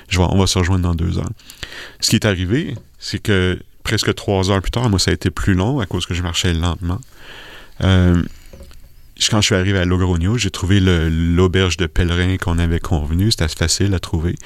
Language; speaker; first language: French; native; French